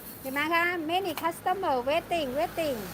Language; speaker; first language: English; non-native, learner; Thai